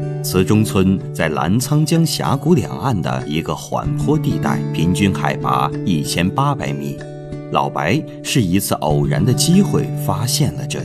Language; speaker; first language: Chinese; native; Chinese